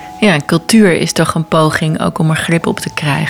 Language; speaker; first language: Dutch; native; Dutch